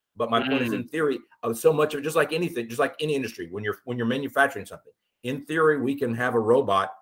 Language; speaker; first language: English; native; English